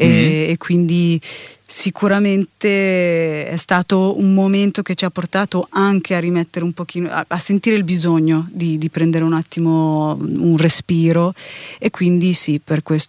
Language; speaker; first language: Italian; native; Italian